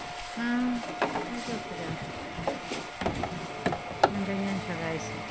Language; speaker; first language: Japanese; non-native, learner; Filipino